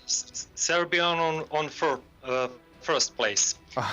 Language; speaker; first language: English; non-native, learner; Serbian